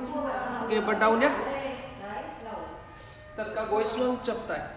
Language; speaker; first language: Vietnamese; non-native, learner; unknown